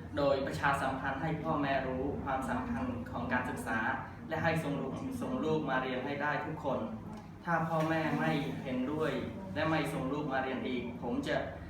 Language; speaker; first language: Thai; non-native, learner; Khmer